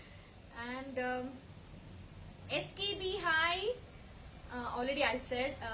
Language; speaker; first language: Tamil; non-native, learner; Telugu